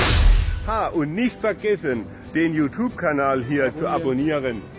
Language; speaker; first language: German; native; German